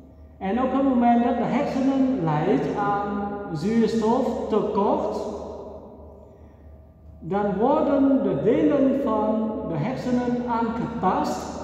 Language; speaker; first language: Dutch; non-native, fluent; Vietnamese